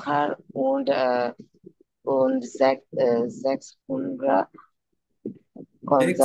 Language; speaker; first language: German; non-native, learner; Bangla